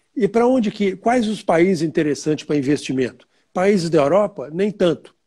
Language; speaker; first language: Portuguese; native; Portuguese